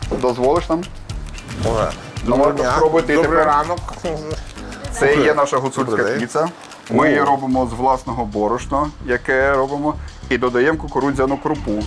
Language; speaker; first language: Ukrainian; native; Ukrainian